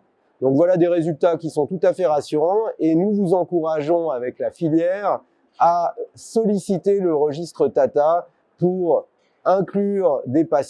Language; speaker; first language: French; native; French